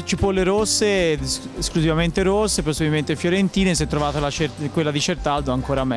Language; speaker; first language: Italian; native; Italian